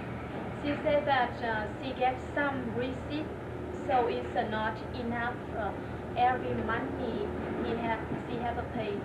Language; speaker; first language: English; non-native, learner; Vietnamese